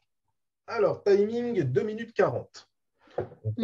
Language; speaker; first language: French; native; French